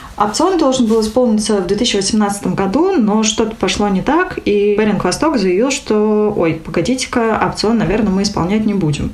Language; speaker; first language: Russian; native; Russian